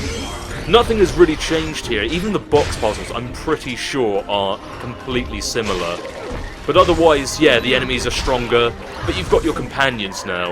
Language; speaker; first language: English; native; English